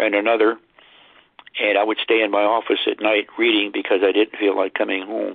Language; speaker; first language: English; native; English